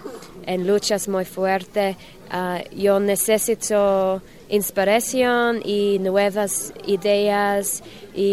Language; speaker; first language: Spanish; non-native, learner; English